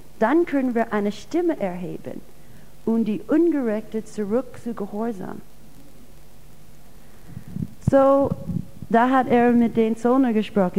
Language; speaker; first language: German; non-native, fluent; English